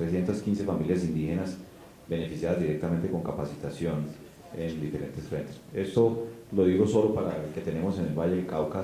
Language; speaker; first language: Spanish; native; Spanish